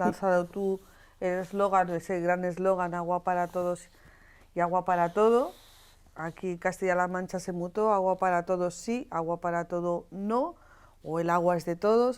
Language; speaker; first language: Spanish; native; Spanish